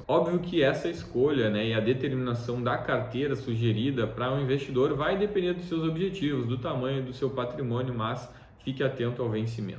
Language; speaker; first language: Portuguese; native; Portuguese